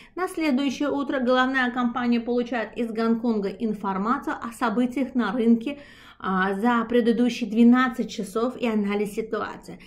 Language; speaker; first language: Russian; non-native, local second language; Uzbek